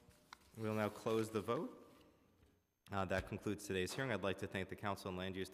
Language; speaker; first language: English; native; English